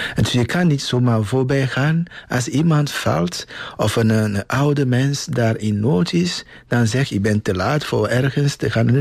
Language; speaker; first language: Dutch; non-native, fluent; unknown